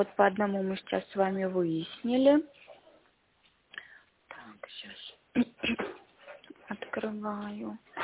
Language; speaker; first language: Russian; native; Russian